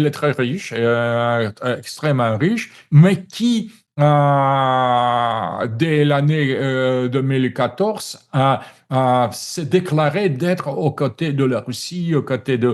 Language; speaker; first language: French; non-native, fluent; Russian